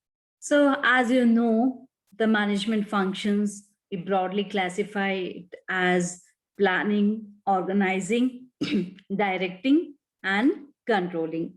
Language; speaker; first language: English; non-native, local second language; Kannada